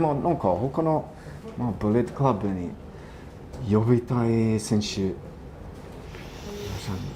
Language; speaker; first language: Japanese; non-native, fluent; English